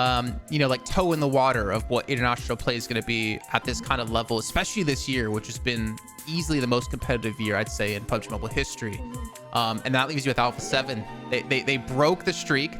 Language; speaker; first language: English; native; English